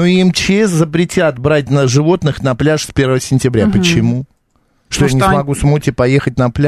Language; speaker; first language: Russian; native; Russian